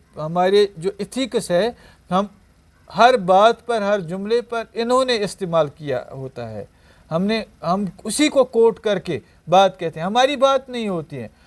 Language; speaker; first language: Urdu; non-native, local second language; Kashmiri